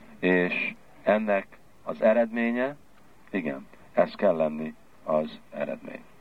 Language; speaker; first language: Hungarian; early bilingual, heritage; Hungarian